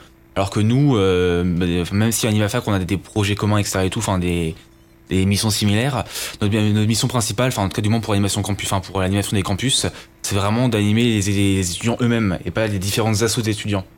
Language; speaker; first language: French; native; French